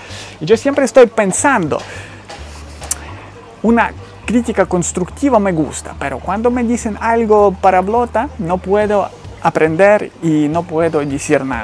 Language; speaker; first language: Spanish; non-native, fluent; Ukrainian